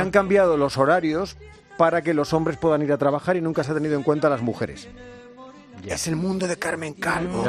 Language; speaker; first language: Spanish; native; Spanish